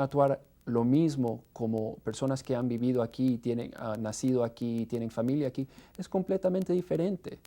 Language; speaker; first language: Spanish; non-native, fluent; English